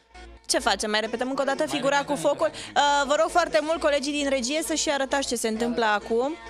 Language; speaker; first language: Romanian; native; Romanian